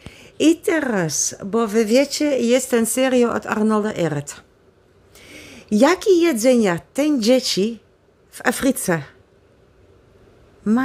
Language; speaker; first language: Polish; non-native, learner; Dutch